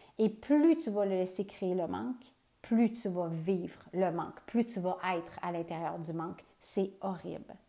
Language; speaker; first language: French; native; French